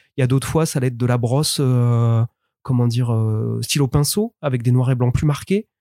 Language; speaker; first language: French; native; French